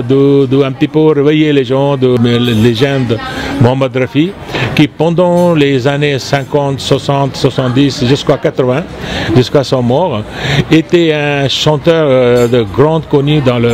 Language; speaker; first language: French; non-native, fluent; Punjabi